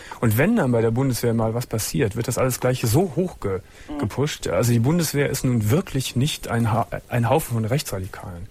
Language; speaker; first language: German; native; German